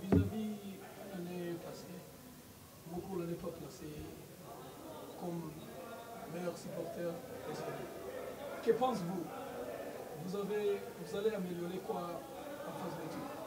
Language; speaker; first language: French; non-native, learner; Kinyarwanda